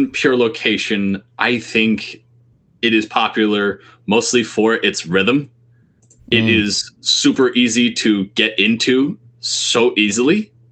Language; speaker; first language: English; native; English